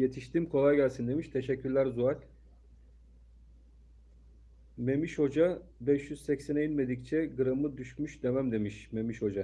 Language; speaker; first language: Turkish; native; Turkish